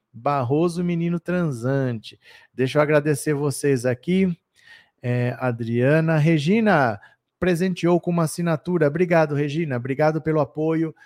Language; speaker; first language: Portuguese; native; Portuguese